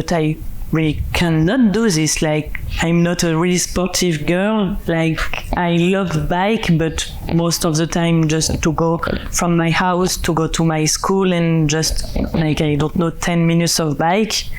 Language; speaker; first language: English; non-native, fluent; French